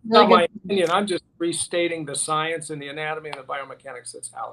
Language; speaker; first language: English; native; English